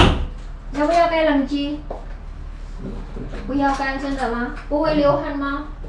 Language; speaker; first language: Chinese; non-native, learner; Indonesian